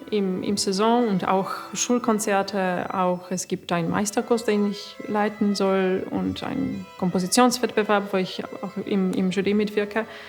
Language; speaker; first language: German; non-native, fluent; Polish